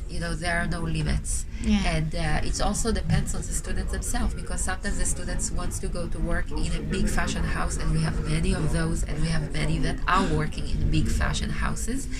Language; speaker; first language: English; non-native, fluent; Hebrew